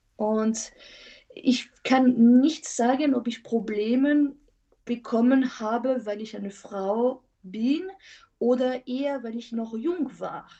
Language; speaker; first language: German; non-native, fluent; French